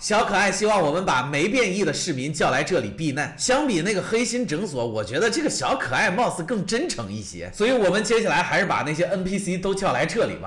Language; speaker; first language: Chinese; native; Chinese